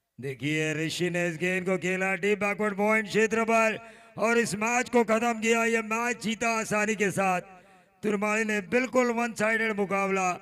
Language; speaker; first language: Hindi; non-native, local second language; Marathi